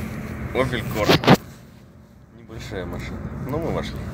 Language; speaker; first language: Russian; native; Russian